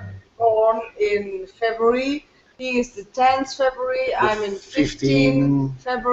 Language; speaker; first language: English; non-native, learner; French